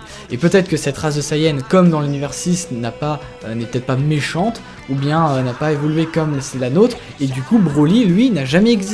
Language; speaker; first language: French; native; French